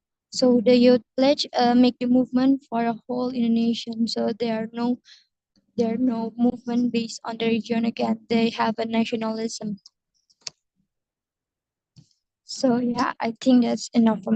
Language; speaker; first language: English; non-native, learner; Indonesian